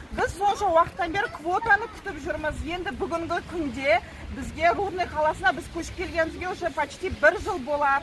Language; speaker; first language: Kazakh; early bilingual, heritage; Kazakh